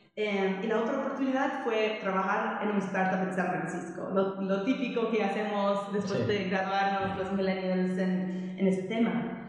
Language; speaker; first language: Spanish; non-native, fluent; English